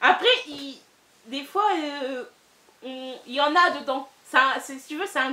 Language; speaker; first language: French; native; French